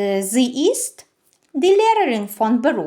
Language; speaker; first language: German; non-native, fluent; Ukrainian